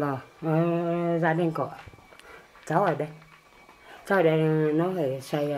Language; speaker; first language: Vietnamese; non-native, local second language; Hmong